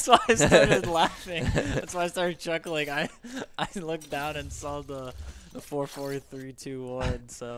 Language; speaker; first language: English; native; English